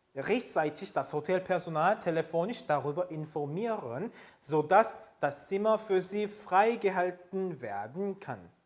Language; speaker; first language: German; non-native, fluent; Korean